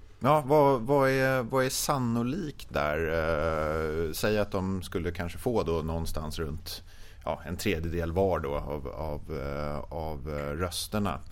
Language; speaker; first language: Swedish; native; Swedish